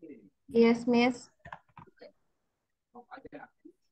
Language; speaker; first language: English; non-native, learner; Indonesian